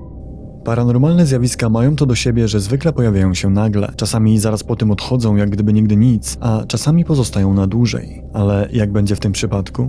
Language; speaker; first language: Polish; native; Polish